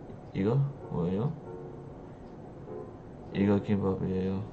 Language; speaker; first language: Korean; non-native, learner; English